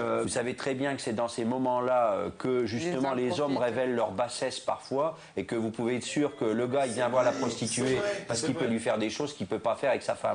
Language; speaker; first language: French; native; French